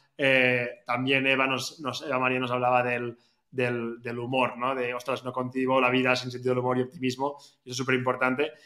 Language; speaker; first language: Spanish; native; Spanish